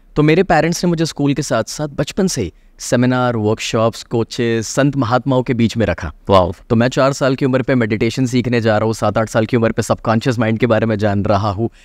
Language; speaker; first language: Hindi; native; Hindi